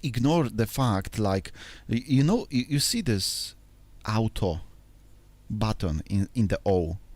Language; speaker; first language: English; non-native, fluent; Polish